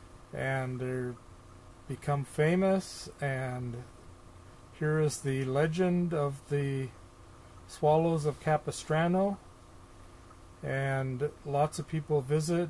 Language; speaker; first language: English; native; English